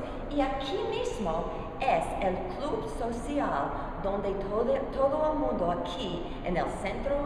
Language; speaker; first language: Spanish; non-native, learner; English